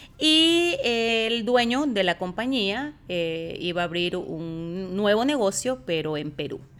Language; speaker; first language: Spanish; native; Spanish